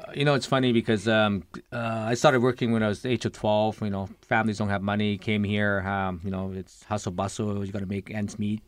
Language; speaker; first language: English; early bilingual, other home language; Lao